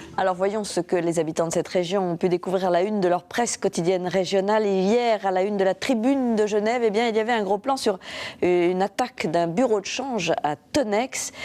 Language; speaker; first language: French; native; French